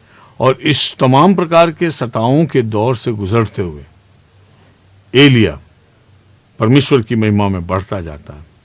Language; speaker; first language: Hindi; native; Hindi